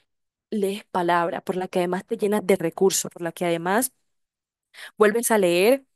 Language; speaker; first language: Spanish; native; Spanish